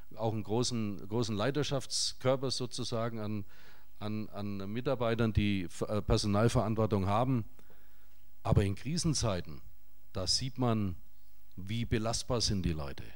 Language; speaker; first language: German; native; German